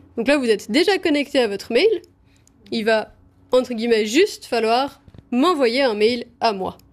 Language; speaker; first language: French; native; French